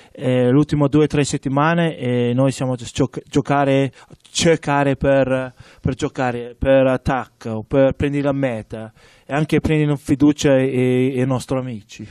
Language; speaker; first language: Italian; non-native, learner; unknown